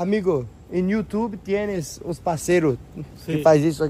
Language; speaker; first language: Portuguese; native; Portuguese